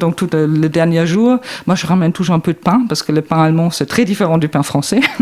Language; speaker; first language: French; non-native, fluent; German